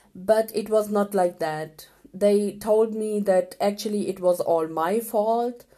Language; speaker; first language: English; non-native, fluent; Urdu